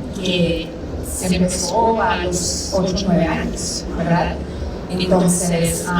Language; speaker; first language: Spanish; early bilingual, heritage; Spanish